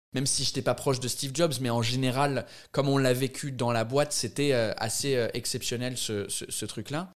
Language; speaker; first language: French; non-native, fluent; English